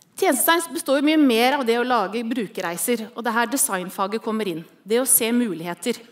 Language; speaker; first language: Norwegian; native; Norwegian